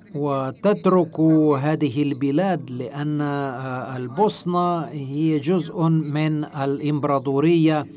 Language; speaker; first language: Arabic; non-native, fluent; Turkish